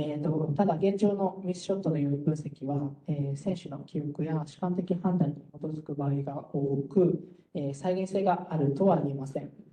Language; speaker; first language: Japanese; native; Japanese